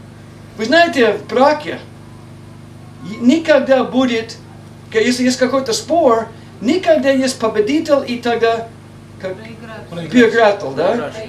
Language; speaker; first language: Russian; non-native, learner; English